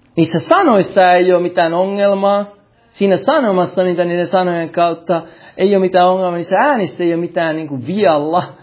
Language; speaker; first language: Finnish; early bilingual, heritage; Finnish